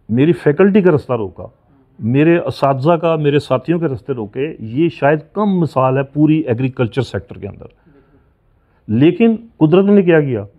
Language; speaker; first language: Urdu; non-native, local second language; Punjabi